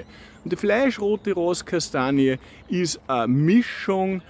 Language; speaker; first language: German; native; German